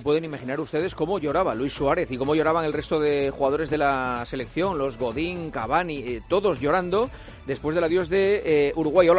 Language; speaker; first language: Spanish; native; Spanish